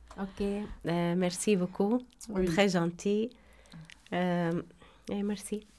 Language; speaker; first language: French; non-native, learner; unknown